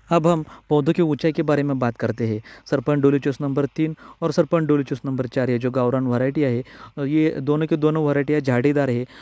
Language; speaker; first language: Hindi; non-native, local second language; Marathi